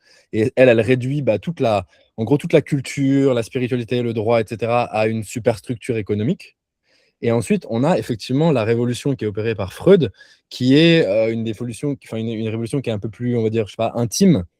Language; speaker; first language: French; native; French